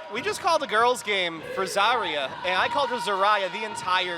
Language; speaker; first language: English; native; English